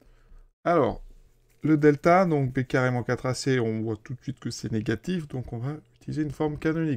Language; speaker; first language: French; native; French